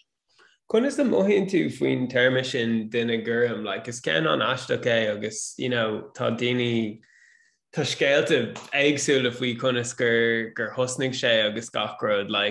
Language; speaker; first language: Irish; non-native, local second language; English